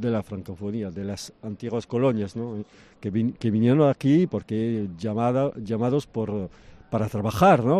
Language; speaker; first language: Spanish; early bilingual, heritage; French